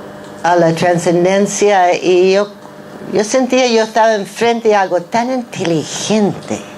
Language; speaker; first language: Spanish; non-native, fluent; English